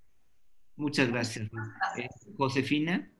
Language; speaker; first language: Spanish; native; Spanish